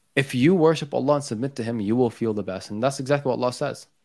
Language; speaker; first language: English; native; English